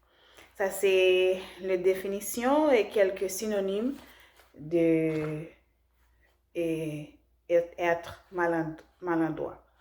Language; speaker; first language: French; non-native, learner; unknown